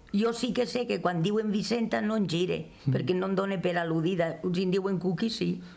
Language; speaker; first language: Catalan; native; Catalan